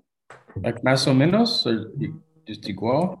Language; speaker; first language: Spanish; non-native, learner; English